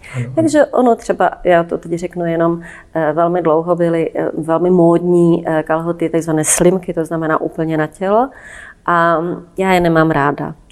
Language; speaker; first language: Czech; native; Czech